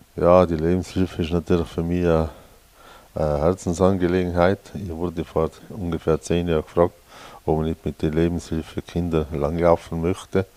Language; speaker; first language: German; native; German